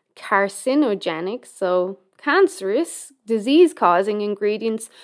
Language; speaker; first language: English; native; English